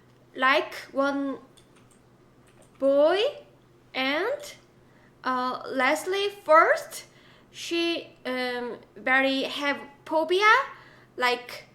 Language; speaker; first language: English; non-native, learner; Korean